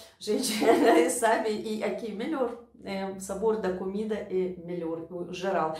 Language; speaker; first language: Portuguese; non-native, fluent; Russian